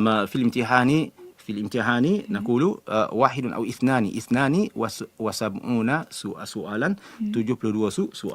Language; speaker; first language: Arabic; non-native, fluent; Malay